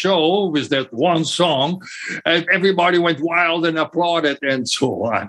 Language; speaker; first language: English; non-native, fluent; German